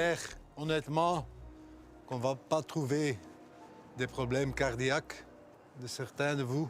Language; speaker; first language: French; non-native, local second language; Dutch